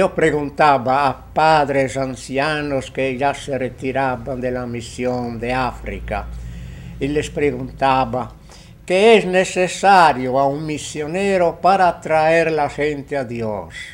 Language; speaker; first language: Spanish; non-native, fluent; Italian